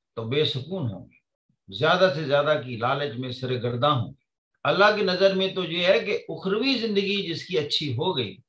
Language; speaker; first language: Urdu; non-native, local second language; Punjabi